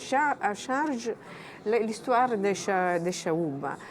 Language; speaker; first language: French; non-native, fluent; Italian